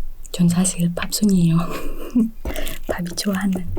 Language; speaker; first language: Korean; non-native, fluent; Indonesian